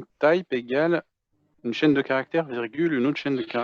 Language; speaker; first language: French; native; French